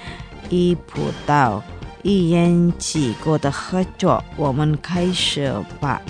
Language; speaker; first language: Chinese; non-native, local second language; Indonesian